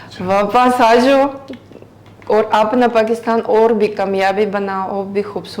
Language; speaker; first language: Hindi; non-native, learner; Greek